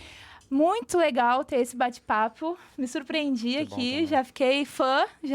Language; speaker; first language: Portuguese; native; Portuguese